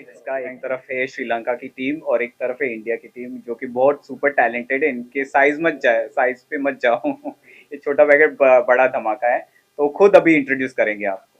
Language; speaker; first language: Hindi; non-native, local second language; Marathi